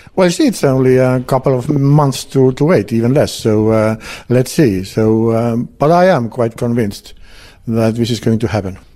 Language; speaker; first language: English; non-native, fluent; Estonian